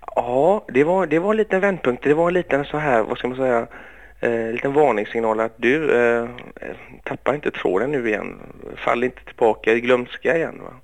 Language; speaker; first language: Swedish; early bilingual, other home language; Greek